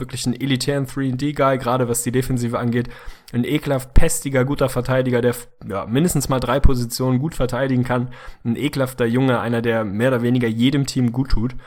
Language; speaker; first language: German; native; German